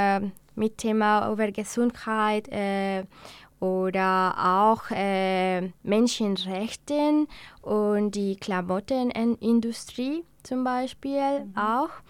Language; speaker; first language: German; non-native, learner; Spanish